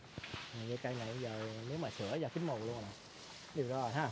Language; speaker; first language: Vietnamese; native; Vietnamese